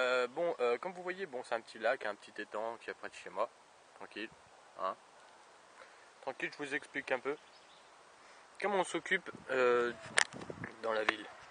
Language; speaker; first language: French; native; French